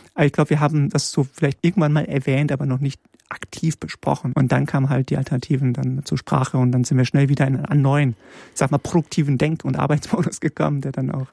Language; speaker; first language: German; early bilingual, other home language; Polish